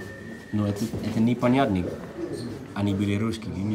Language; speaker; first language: Russian; non-native, fluent; Dutch